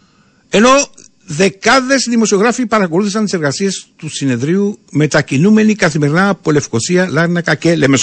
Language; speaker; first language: Greek; native; Greek